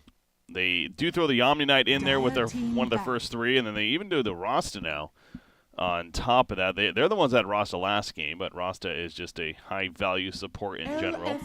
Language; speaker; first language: English; native; English